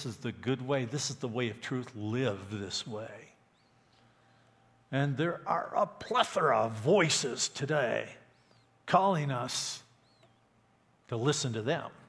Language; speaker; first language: English; native; English